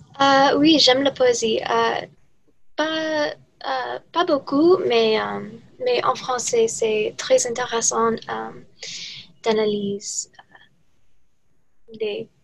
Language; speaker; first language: French; non-native, learner; English